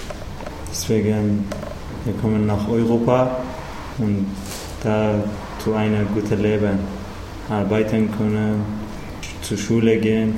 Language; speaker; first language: German; non-native, learner; Persian